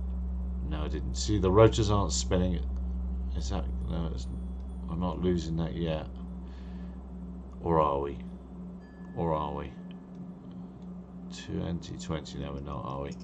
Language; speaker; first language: English; native; English